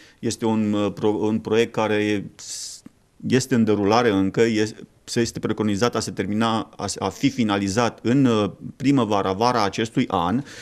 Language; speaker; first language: Romanian; native; Romanian